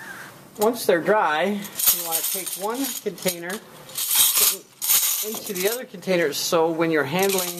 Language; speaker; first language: English; native; English